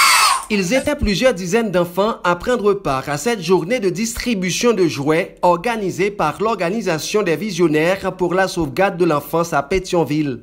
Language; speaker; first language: French; non-native, local second language; Haitian Creole